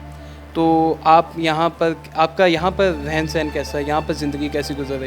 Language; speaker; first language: Urdu; native; Urdu